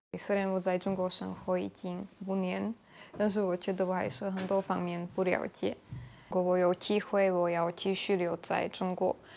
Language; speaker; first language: Chinese; non-native, fluent; Slovak